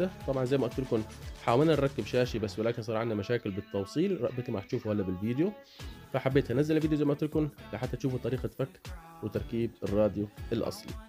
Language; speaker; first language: Arabic; native; Arabic